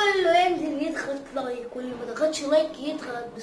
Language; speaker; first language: Arabic; native; Arabic